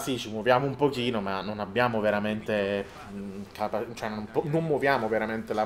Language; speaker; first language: Italian; native; Italian